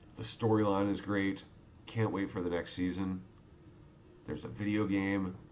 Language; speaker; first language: English; native; English